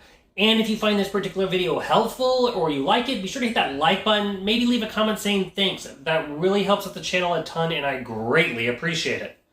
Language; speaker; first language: English; native; English